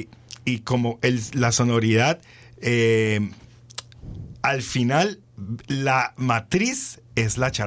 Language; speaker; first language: Spanish; native; Spanish